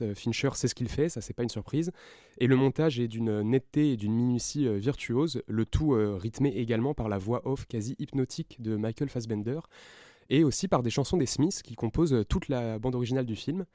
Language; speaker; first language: French; native; French